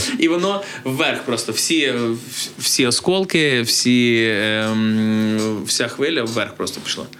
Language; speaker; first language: Ukrainian; native; Ukrainian